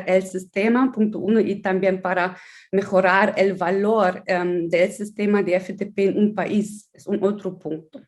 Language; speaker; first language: Spanish; non-native, fluent; German